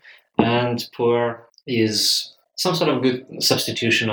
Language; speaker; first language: English; non-native, fluent; Russian